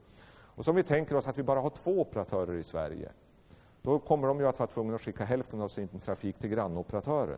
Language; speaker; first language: Swedish; native; Swedish